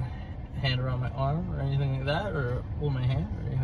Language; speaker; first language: English; native; English